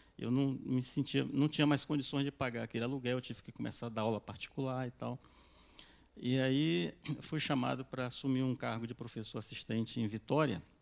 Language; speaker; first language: Portuguese; native; Portuguese